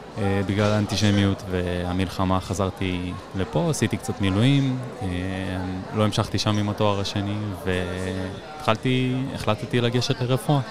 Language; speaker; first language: Hebrew; native; Hebrew